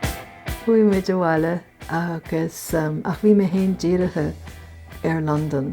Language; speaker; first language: Irish; non-native, fluent; English